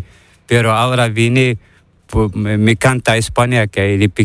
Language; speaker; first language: Spanish; non-native, learner; Arabic